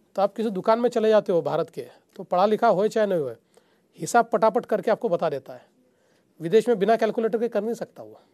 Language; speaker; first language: Hindi; non-native, local second language; Marathi